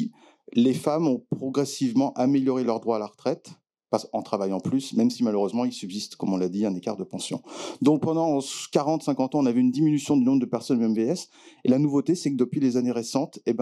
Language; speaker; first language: French; native; French